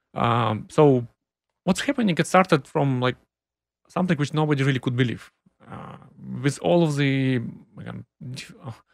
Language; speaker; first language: English; non-native, fluent; Ukrainian